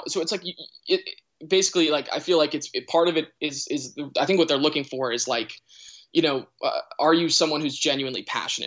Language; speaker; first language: English; native; English